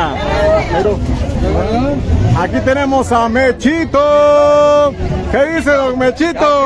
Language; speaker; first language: Spanish; native; Spanish